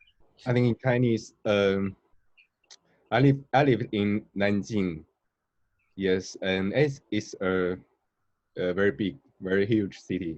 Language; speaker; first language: English; non-native, learner; Chinese